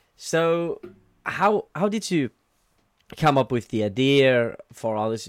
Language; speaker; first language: English; non-native, fluent; German